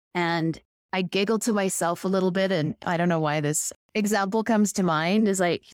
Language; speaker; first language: English; native; English